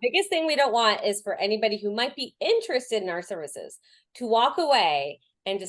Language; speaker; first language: English; native; English